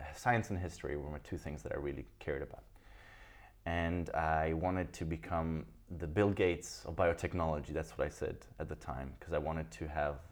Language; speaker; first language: English; early bilingual, other home language; Italian